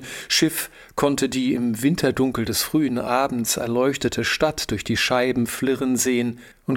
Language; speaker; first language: German; native; German